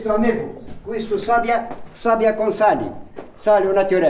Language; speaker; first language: Italian; non-native, learner; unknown